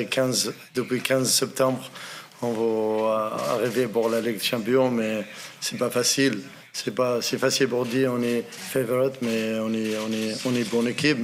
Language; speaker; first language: French; non-native, learner; Arabic